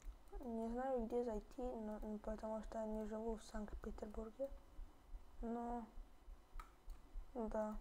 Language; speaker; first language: Russian; early bilingual, heritage; Russian